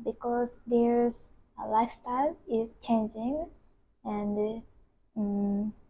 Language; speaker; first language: English; non-native, learner; Japanese